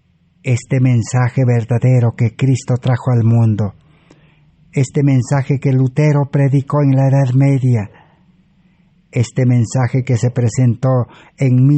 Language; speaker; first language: Spanish; native; Spanish